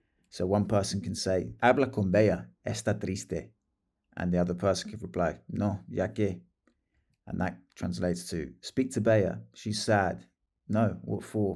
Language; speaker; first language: English; native; English